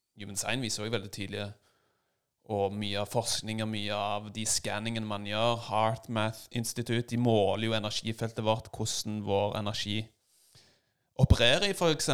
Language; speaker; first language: Norwegian; native; Norwegian